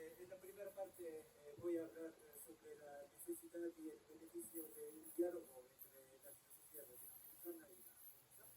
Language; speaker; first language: Spanish; non-native, fluent; Japanese